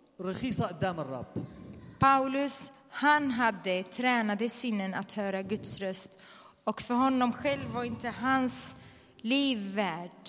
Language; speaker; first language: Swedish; non-native, fluent; Arabic